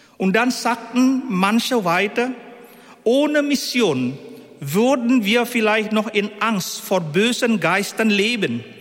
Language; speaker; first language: German; non-native, fluent; Indonesian